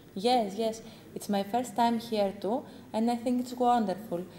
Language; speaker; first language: English; non-native, fluent; Greek